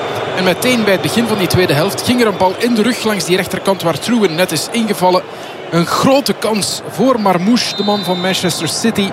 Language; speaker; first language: Dutch; native; Dutch